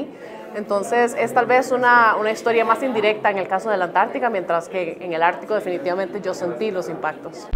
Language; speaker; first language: Spanish; native; Spanish